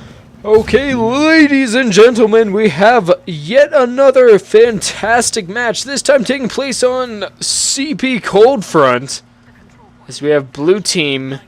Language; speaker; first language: English; native; English